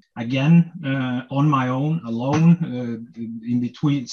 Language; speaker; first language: English; non-native, fluent; Norwegian